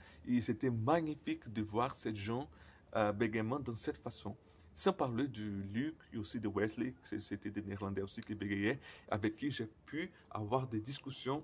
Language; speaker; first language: French; non-native, fluent; Portuguese